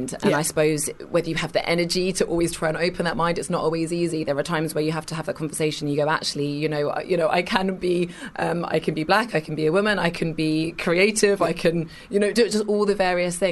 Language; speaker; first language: English; native; English